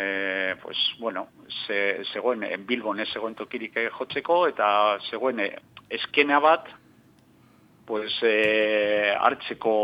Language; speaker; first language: Basque; non-native, local second language; Spanish